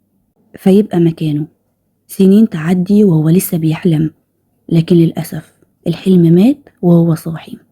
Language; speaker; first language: Arabic; native; Arabic